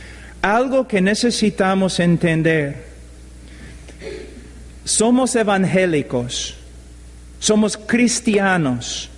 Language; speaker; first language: Spanish; non-native, fluent; English